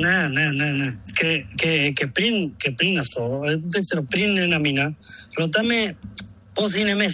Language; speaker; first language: Greek; non-native, learner; Spanish